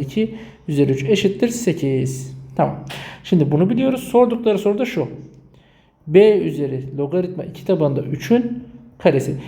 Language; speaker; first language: Turkish; native; Turkish